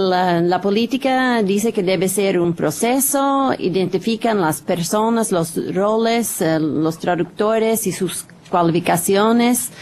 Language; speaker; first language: Spanish; non-native, fluent; English